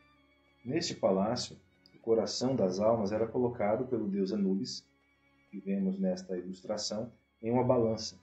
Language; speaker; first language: Portuguese; native; Portuguese